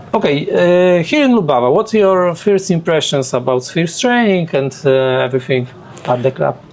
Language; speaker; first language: English; non-native, learner; Polish